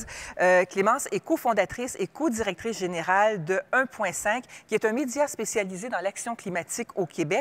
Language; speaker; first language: French; native; French